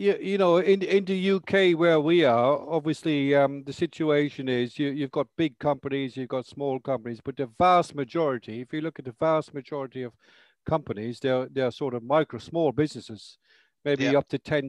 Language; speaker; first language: English; native; English